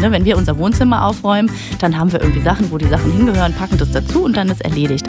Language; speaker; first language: German; native; German